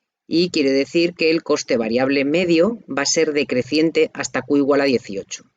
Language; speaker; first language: Spanish; native; Spanish